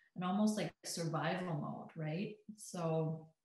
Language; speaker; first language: English; native; English